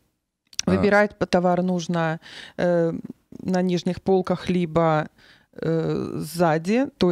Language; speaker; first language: Russian; native; Russian